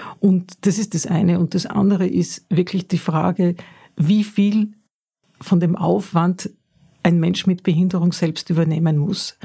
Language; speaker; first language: German; native; German